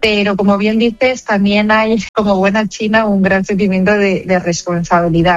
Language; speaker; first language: Spanish; native; Spanish